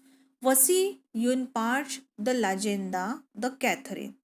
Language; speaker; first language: French; non-native, learner; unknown